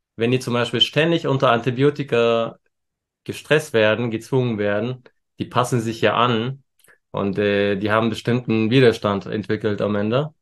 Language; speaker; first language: German; early bilingual, other home language; Turkish